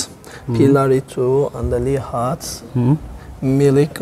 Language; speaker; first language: Indonesian; non-native, learner; Turkish